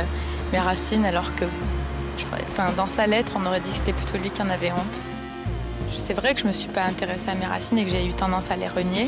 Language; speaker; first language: French; native; French